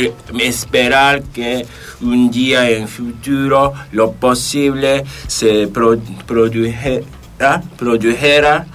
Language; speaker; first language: Spanish; non-native, fluent; Japanese